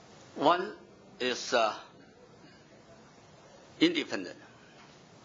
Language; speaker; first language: English; non-native, fluent; Chinese